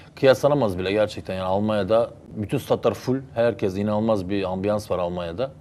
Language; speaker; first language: Turkish; early bilingual, heritage; Turkish